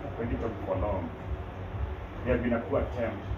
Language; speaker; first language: English; non-native, local second language; Kikuyu